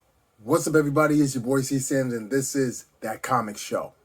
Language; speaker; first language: English; native; English